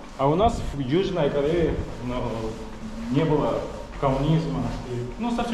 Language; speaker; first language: Russian; non-native, learner; Korean